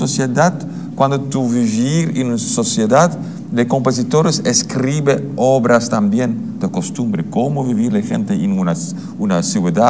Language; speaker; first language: Spanish; non-native, learner; Dutch